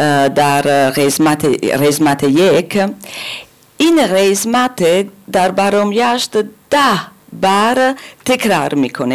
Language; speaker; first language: Persian; non-native, learner; German